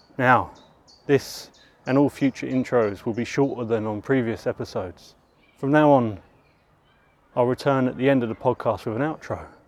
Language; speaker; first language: English; native; English